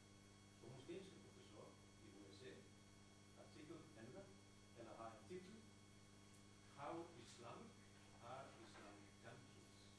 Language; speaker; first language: Danish; non-native, fluent; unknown